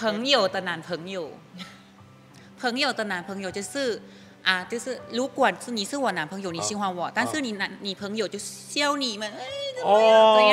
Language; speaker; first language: Chinese; non-native, learner; Thai